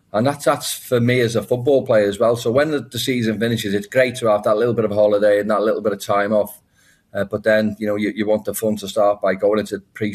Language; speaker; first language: English; native; English